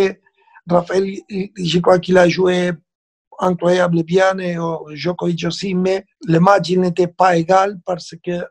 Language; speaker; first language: French; non-native, fluent; Spanish